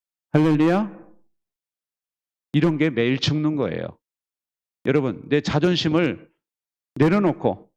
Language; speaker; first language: Korean; native; Korean